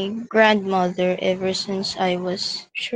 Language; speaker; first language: English; non-native, local second language; Filipino